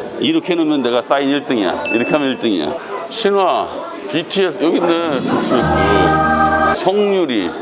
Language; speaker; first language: Korean; native; Korean